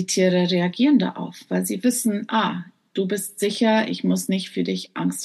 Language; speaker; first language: German; non-native, fluent; English